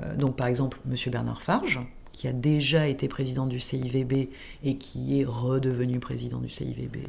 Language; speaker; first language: French; native; French